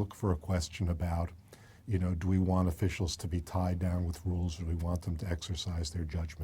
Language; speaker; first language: English; native; English